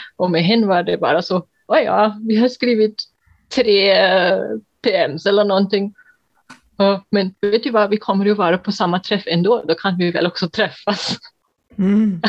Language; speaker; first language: Swedish; non-native, fluent; German